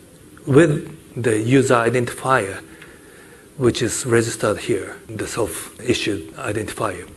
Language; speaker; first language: English; non-native, fluent; Japanese